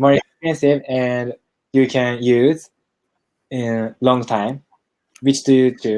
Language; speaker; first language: English; non-native, learner; Japanese